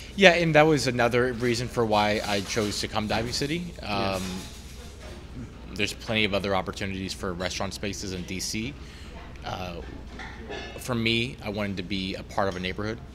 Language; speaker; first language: English; native; English